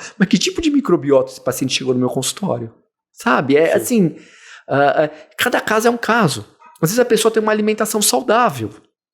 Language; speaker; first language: Portuguese; native; Portuguese